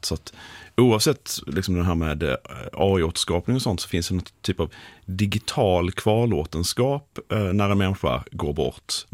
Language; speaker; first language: Swedish; native; Swedish